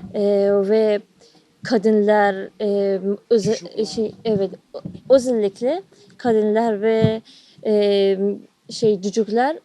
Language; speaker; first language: Turkish; non-native, learner; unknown